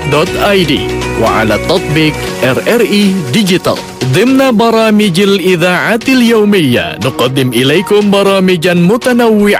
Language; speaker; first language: Arabic; non-native, fluent; Indonesian